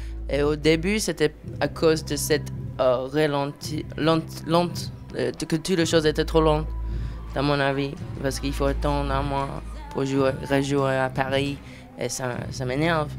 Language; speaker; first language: French; non-native, fluent; English